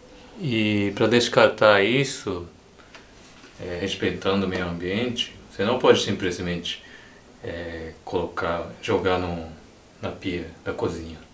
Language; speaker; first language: Portuguese; non-native, fluent; Japanese